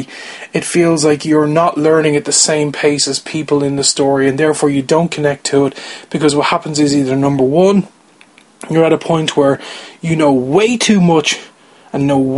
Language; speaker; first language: English; native; English